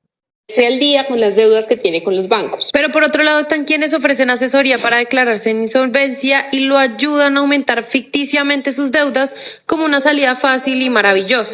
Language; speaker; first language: Spanish; native; Spanish